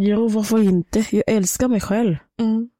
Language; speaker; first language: Swedish; non-native, fluent; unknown